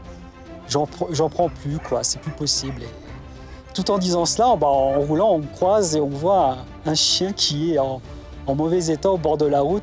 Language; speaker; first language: French; native; French